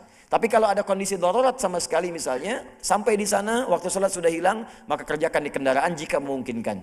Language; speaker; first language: Indonesian; native; Indonesian